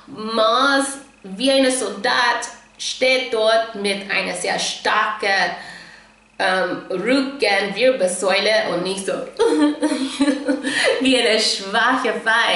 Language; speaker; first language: German; non-native, fluent; English